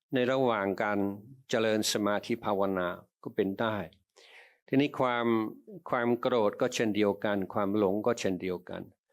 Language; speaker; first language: Thai; non-native, fluent; English